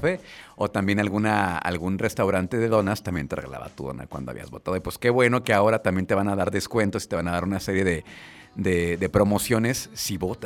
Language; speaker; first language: Spanish; native; Spanish